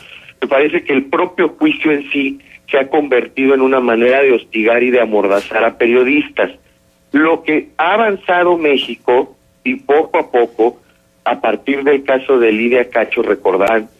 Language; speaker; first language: Spanish; native; Spanish